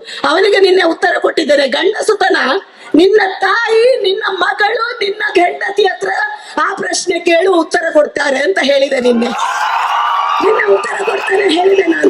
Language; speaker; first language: Kannada; native; Kannada